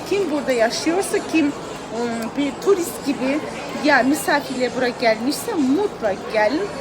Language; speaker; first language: Turkish; non-native, learner; Azerbaijani